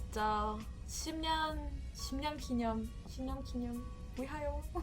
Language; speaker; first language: Korean; non-native, fluent; English